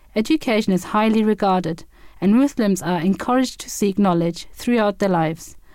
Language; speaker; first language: English; non-native, fluent; German